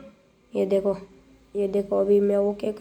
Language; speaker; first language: Hindi; non-native, local second language; Gujarati